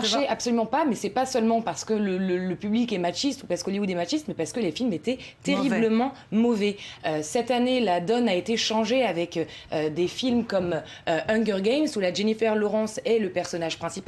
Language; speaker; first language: French; native; French